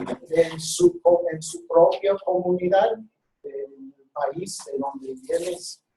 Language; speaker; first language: Spanish; non-native, fluent; English